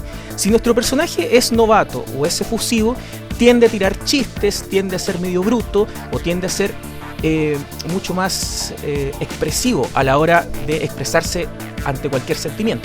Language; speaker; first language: Spanish; native; Spanish